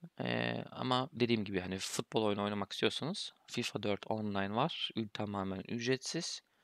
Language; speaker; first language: Turkish; early bilingual, heritage; Turkish